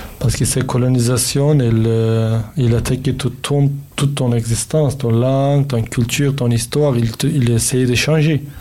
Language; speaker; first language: French; non-native, learner; Kurdish